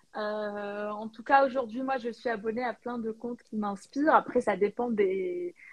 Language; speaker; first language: French; non-native, local second language; Arabic